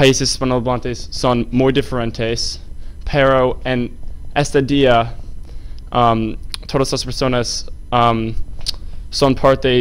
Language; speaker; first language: Spanish; non-native, learner; English